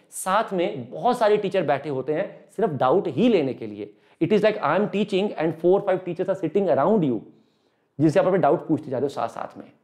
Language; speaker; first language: Hindi; native; Hindi